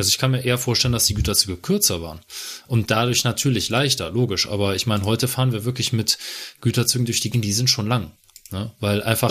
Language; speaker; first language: German; native; German